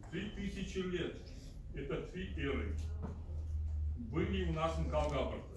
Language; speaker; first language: Russian; native; Russian